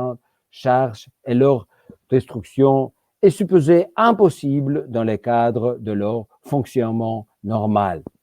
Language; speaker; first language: French; non-native, fluent; Georgian